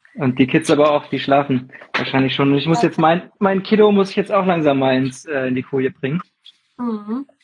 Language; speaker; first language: German; non-native, fluent; Czech